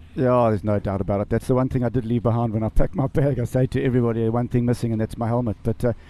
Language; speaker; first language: English; native; English